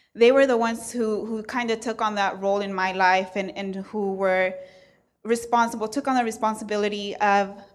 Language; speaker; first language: English; early bilingual, other home language; Spanish